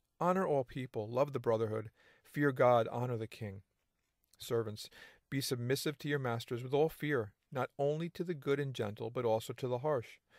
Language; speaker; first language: English; native; English